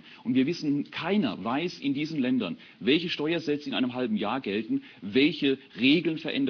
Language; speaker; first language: German; native; German